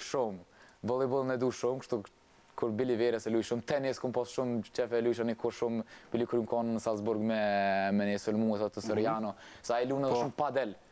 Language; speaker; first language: Albanian; early bilingual, heritage; Albanian